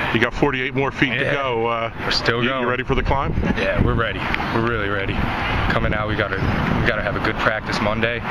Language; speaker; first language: English; native; English